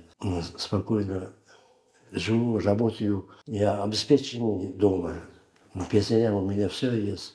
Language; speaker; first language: Russian; non-native, learner; Uzbek